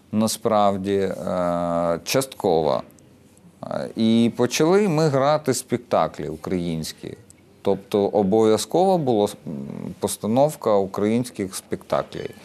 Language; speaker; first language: Ukrainian; non-native, local second language; Russian